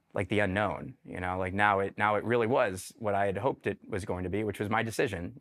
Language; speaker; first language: English; native; English